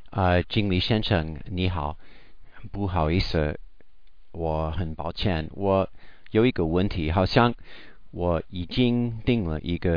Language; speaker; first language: Chinese; non-native, learner; English